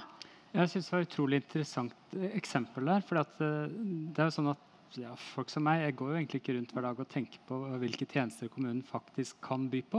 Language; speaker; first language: Norwegian; native; Norwegian